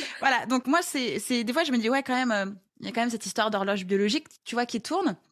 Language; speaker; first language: French; native; French